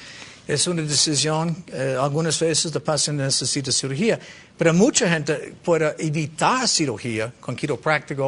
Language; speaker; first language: Spanish; non-native, learner; English